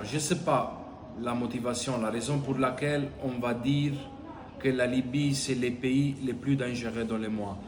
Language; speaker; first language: French; non-native, learner; Italian